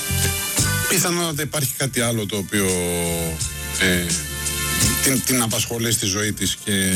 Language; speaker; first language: Greek; native; Greek